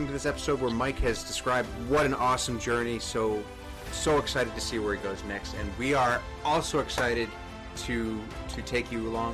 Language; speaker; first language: English; native; English